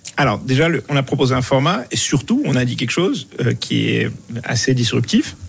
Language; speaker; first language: French; non-native, local second language; Arabic